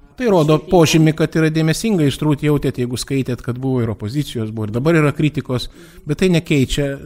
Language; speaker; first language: Lithuanian; native; Lithuanian